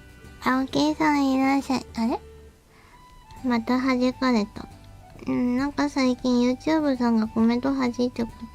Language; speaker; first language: Japanese; native; Japanese